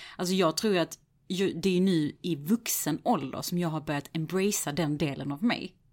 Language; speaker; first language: Swedish; native; Swedish